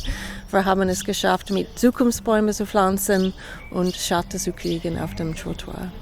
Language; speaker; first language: German; non-native, fluent; English